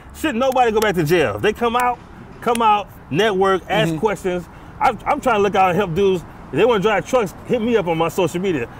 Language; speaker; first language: English; native; English